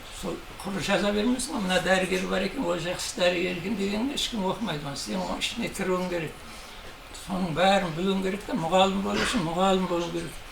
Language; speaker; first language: Kazakh; native; Kazakh